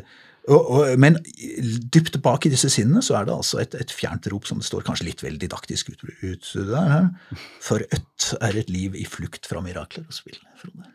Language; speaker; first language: Norwegian; native; Norwegian